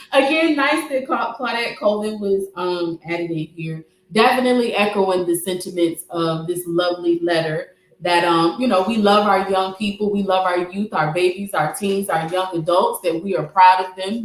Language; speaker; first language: English; native; English